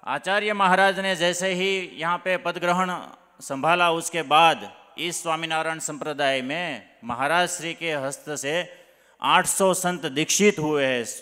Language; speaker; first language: Hindi; non-native, local second language; Gujarati